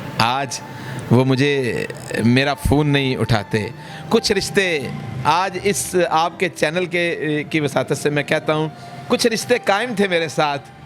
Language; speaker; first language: Urdu; non-native, local second language; Punjabi